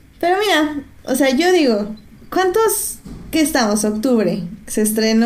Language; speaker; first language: Spanish; native; Spanish